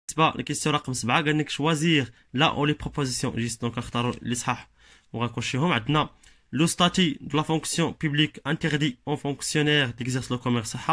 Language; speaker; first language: French; non-native, local second language; Arabic